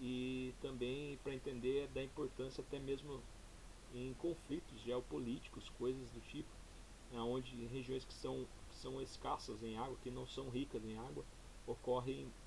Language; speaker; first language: Portuguese; native; Portuguese